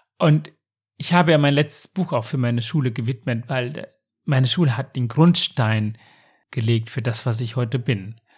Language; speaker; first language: German; non-native, fluent; Tamil